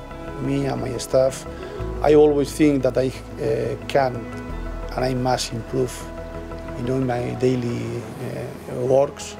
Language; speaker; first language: English; non-native, learner; Spanish